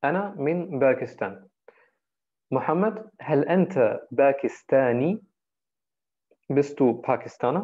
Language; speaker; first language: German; early bilingual, other home language; Turkish